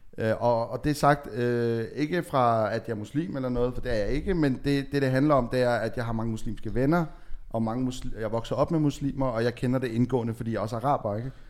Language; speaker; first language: Danish; native; Danish